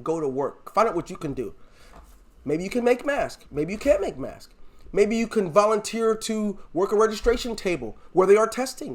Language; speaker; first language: English; native; English